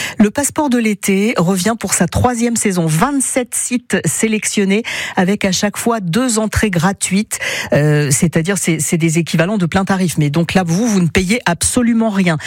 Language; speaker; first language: French; native; French